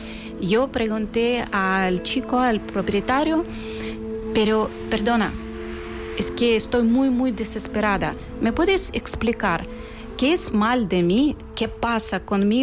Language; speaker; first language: Spanish; non-native, fluent; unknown